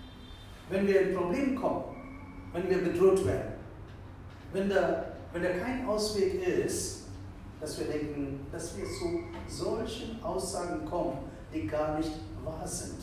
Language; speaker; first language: German; non-native, fluent; Tamil